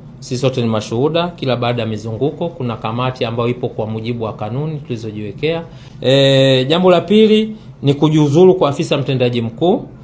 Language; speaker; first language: Swahili; native; Swahili